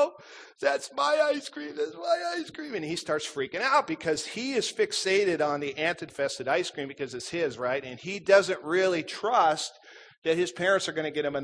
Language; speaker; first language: English; native; English